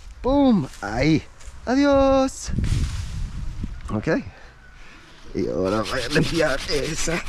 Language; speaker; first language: Spanish; non-native, learner; English